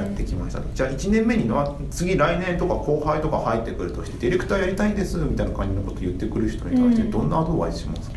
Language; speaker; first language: Japanese; native; Japanese